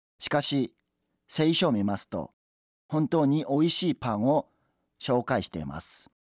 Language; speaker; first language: Japanese; non-native, fluent; Korean